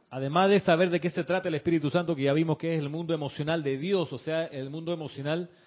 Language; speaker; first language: Spanish; native; Spanish